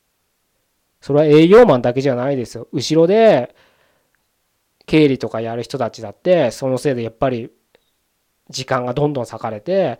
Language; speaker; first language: Japanese; native; Japanese